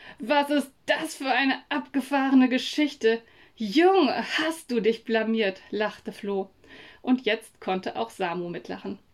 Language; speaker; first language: German; native; German